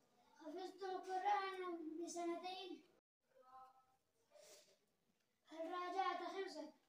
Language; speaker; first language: Arabic; non-native, learner; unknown